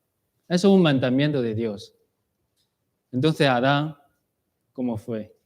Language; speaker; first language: Spanish; non-native, learner; Chinese